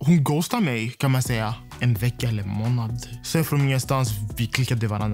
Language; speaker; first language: Swedish; non-native, fluent; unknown